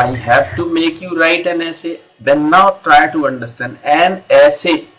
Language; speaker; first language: English; non-native, local second language; Hindi